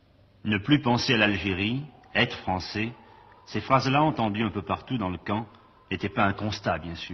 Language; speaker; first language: French; native; French